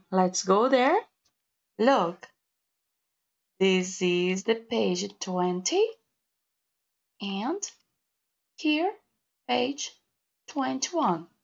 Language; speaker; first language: English; non-native, learner; Portuguese